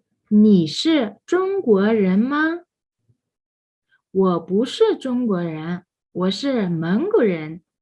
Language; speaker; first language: Chinese; non-native, fluent; Mongolian